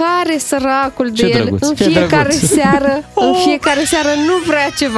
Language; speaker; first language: Romanian; native; Romanian